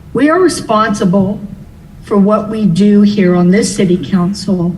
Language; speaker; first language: English; native; English